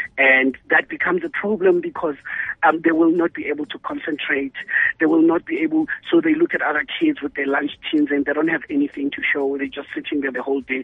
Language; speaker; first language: English; non-native, local second language; Southern Sotho